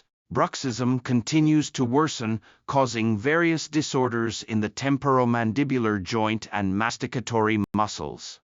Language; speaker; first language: English; non-native, fluent; Japanese